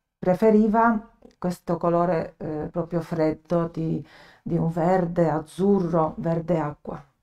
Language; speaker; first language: Italian; non-native, fluent; Polish